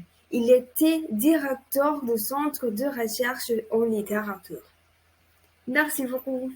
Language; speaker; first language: French; non-native, learner; Spanish